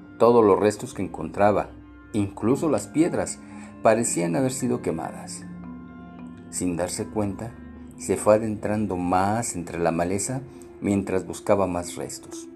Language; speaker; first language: Spanish; native; Spanish